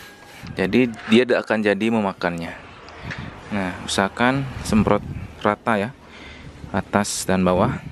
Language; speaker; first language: Indonesian; native; Indonesian